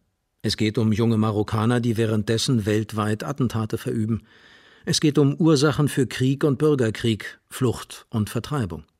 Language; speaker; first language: German; native; German